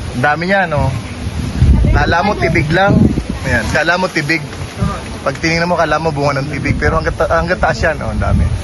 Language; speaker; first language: Filipino; native; Filipino